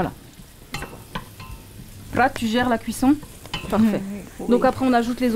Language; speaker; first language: French; native; French